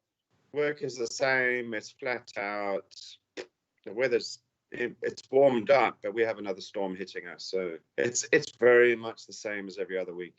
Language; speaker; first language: English; native; English